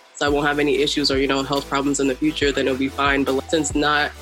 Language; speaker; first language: English; native; English